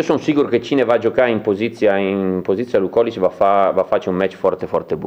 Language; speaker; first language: Romanian; non-native, learner; Italian